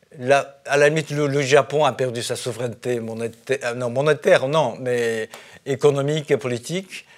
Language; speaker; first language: French; non-native, fluent; Japanese